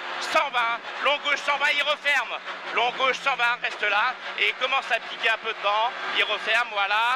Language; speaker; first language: French; native; French